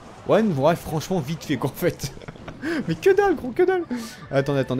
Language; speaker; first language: French; native; French